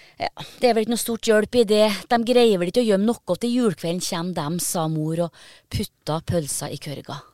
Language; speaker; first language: Norwegian; native; Norwegian